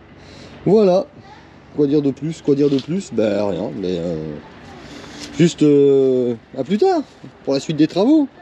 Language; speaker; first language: French; native; French